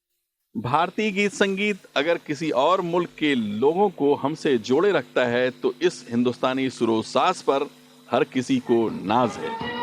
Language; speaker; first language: Hindi; native; Hindi